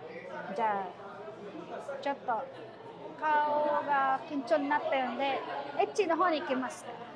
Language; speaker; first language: Japanese; non-native, fluent; Filipino